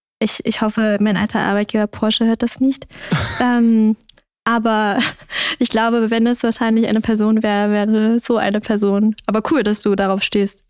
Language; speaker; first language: German; early bilingual, other home language; Vietnamese